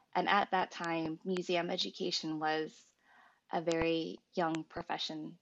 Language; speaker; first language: English; native; English